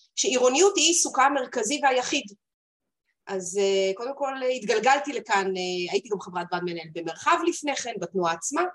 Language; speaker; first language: Hebrew; native; Hebrew